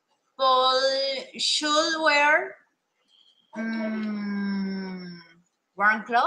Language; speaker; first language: English; non-native, learner; Spanish